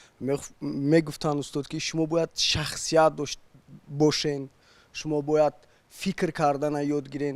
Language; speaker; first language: Persian; native; Persian